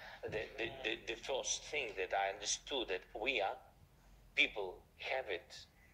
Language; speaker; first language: English; non-native, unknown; Ukrainian